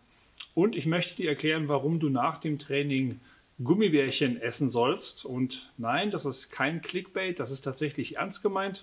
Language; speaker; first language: German; native; German